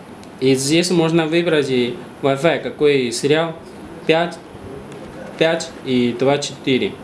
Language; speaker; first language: Russian; non-native, learner; Chinese